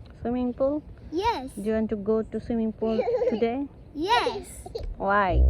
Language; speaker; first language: English; non-native, learner; Bangla